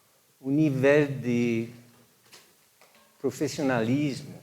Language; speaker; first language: Portuguese; non-native, fluent; English